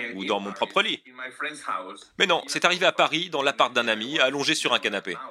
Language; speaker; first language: French; non-native, fluent; Spanish